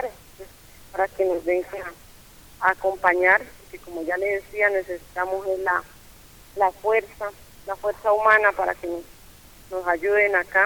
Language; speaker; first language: Spanish; native; Spanish